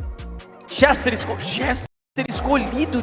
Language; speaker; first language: Portuguese; native; Portuguese